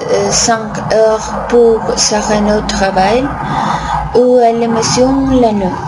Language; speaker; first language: French; non-native, learner; Spanish